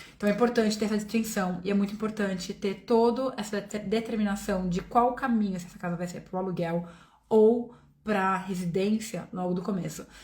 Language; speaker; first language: Portuguese; native; Portuguese